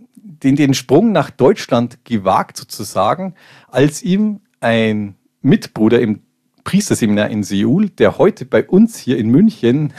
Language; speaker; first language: German; native; German